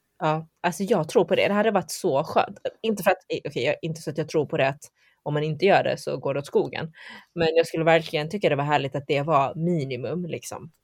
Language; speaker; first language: Swedish; early bilingual, heritage; Chinese